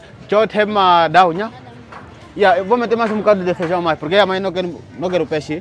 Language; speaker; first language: Portuguese; non-native, learner; Vietnamese